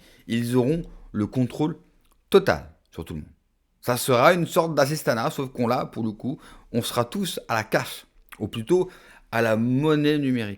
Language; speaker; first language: French; native; French